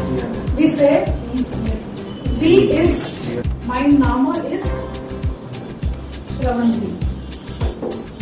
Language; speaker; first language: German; non-native, fluent; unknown